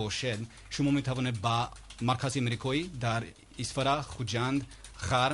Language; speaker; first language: Persian; non-native, learner; English